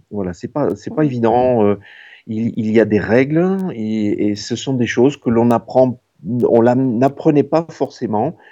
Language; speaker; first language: French; native; French